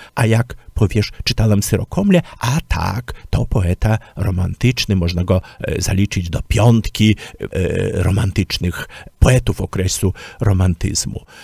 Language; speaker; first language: Polish; native; Polish